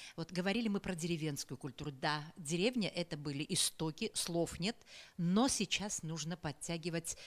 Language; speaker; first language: Russian; native; Russian